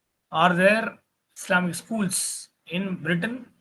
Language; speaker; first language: English; non-native, local second language; Tamil